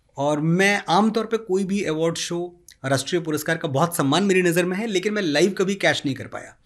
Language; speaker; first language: Hindi; native; Hindi